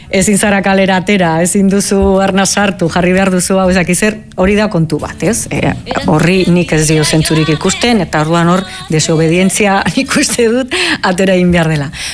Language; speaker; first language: Basque; non-native, local second language; Spanish